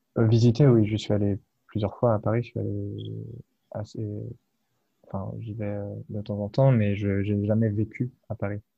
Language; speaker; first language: French; native; French